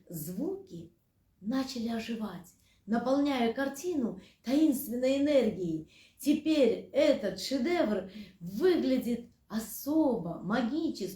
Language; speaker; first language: Russian; native; Russian